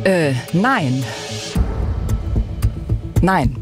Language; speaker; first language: German; native; German